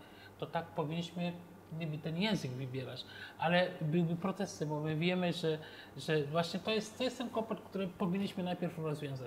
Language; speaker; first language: Polish; non-native, fluent; Wolof